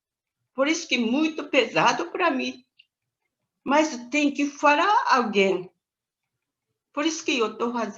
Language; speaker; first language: Portuguese; non-native, learner; Japanese